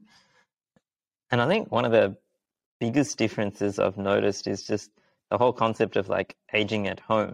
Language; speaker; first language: English; early bilingual, other home language; Sinhala